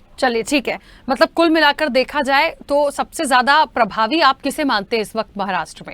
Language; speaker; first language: Hindi; native; Hindi